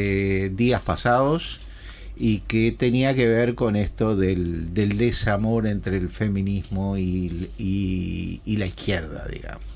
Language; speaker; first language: Spanish; native; Spanish